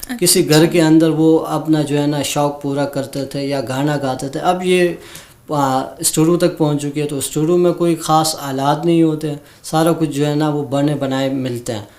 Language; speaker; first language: Urdu; non-native, local second language; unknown